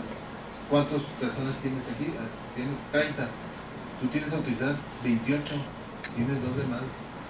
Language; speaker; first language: Spanish; native; Spanish